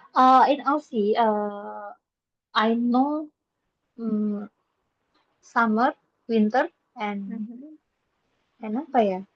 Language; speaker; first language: English; non-native, learner; Indonesian